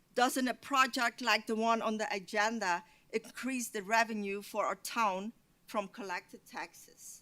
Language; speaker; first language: English; non-native, fluent; Dutch